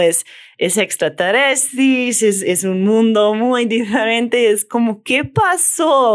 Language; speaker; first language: Spanish; non-native, learner; English